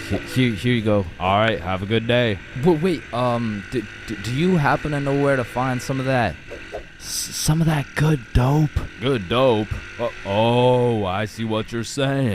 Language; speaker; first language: English; native; English